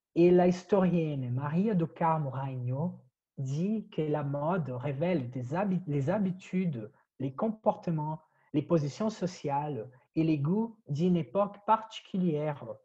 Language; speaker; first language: French; non-native, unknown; Portuguese